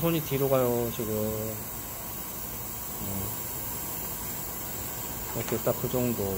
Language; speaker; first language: Korean; native; Korean